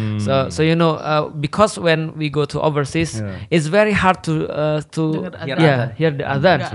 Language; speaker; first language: English; non-native, fluent; Indonesian